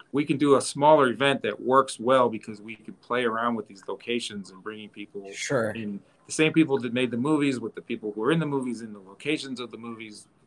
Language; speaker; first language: English; native; English